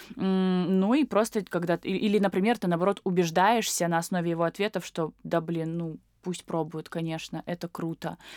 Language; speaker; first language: Russian; native; Russian